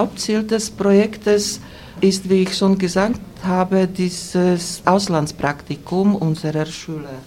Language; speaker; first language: German; non-native, fluent; Slovak